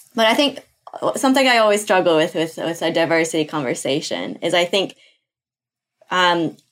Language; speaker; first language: English; non-native, fluent; Portuguese